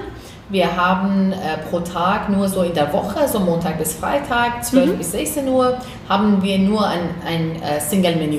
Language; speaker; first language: German; non-native, fluent; Persian